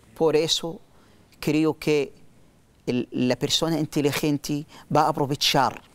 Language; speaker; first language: Spanish; non-native, learner; Arabic